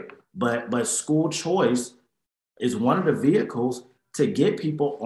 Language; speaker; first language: English; native; English